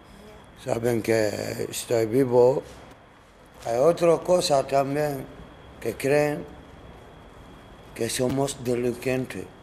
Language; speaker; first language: Spanish; non-native, learner; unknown